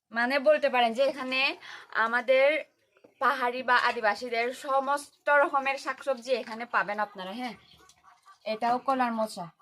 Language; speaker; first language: Bangla; non-native, local second language; Chakma